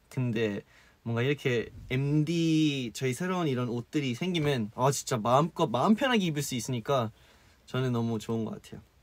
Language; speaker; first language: Korean; early bilingual, heritage; Korean